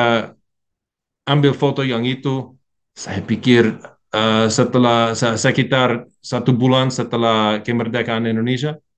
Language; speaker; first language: Indonesian; non-native, learner; English